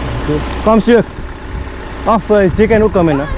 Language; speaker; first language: Dutch; non-native, learner; Nepali